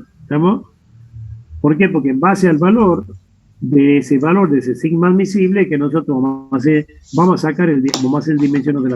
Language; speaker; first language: Spanish; native; Spanish